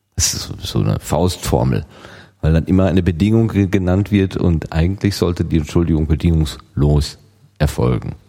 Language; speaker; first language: German; native; German